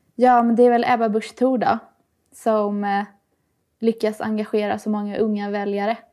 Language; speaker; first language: Swedish; early bilingual, other home language; Persian